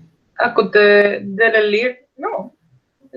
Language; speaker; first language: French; non-native, learner; Spanish